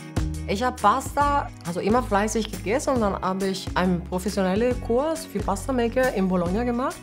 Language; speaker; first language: German; non-native, fluent; Italian